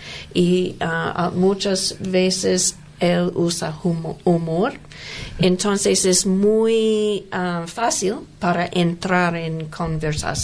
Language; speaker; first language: Spanish; non-native, learner; English